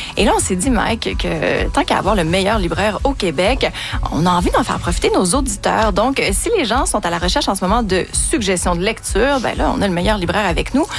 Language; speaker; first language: French; native; French